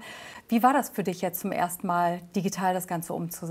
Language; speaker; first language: German; native; German